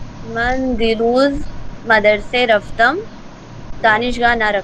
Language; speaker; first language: Persian; non-native, learner; Urdu